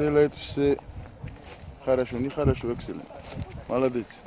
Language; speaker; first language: Russian; non-native, learner; Georgian